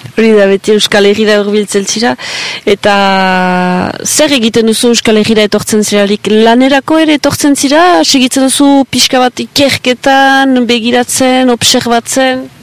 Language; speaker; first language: Basque; native; Basque